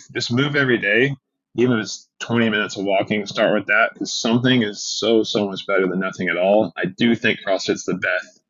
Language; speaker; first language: English; native; English